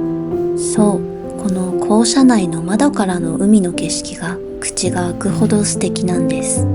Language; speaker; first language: Japanese; native; Japanese